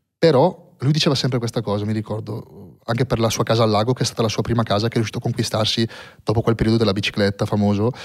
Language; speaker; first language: Italian; native; Italian